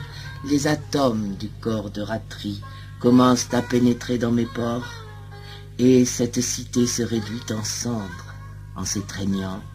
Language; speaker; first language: French; native; French